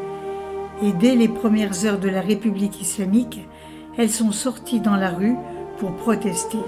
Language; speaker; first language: French; native; French